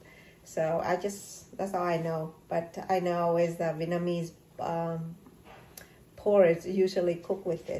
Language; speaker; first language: English; non-native, learner; Vietnamese